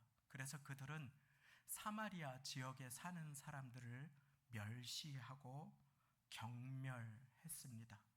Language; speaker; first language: Korean; native; Korean